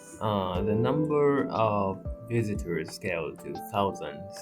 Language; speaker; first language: English; non-native, learner; Japanese